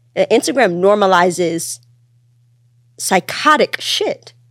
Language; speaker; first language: English; early bilingual, other home language; Amharic